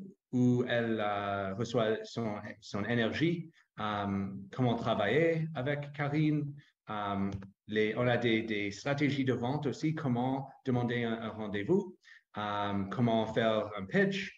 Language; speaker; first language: French; non-native, fluent; English